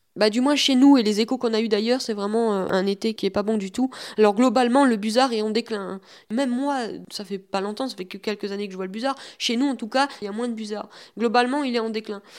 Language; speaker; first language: French; native; French